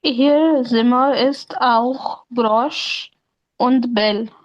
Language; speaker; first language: German; non-native, learner; Urdu